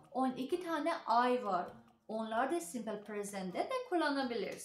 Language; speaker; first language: Turkish; non-native, learner; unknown